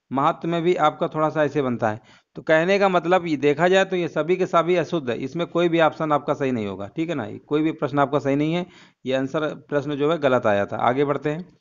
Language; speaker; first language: Hindi; native; Hindi